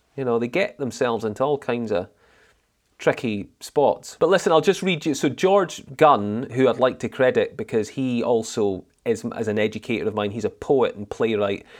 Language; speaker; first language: English; native; English